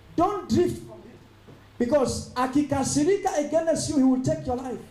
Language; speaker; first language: English; non-native, local second language; Swahili